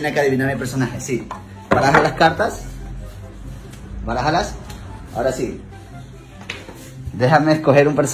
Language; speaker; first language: Spanish; native; Spanish